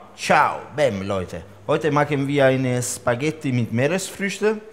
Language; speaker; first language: German; non-native, fluent; Italian